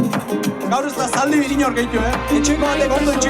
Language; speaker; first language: Basque; native; Basque